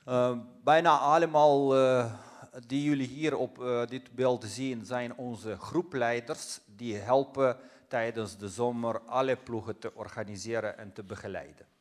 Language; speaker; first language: Dutch; non-native, fluent; Russian